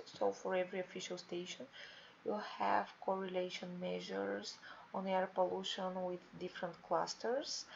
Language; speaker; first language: English; non-native, fluent; Bulgarian